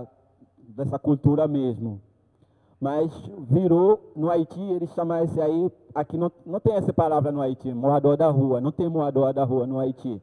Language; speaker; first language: Portuguese; non-native, learner; Haitian Creole